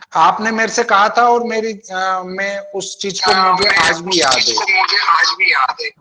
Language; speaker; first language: Hindi; native; Hindi